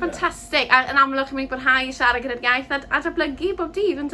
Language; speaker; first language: Welsh; native; Welsh